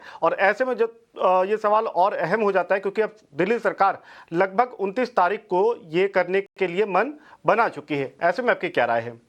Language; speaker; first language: Hindi; native; Hindi